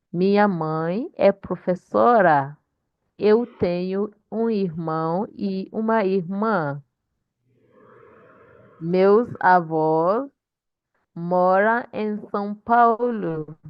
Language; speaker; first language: Portuguese; non-native, fluent; English